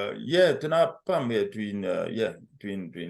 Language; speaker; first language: Welsh; non-native, fluent; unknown